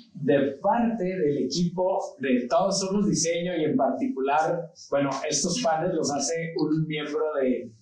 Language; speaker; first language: Spanish; native; Spanish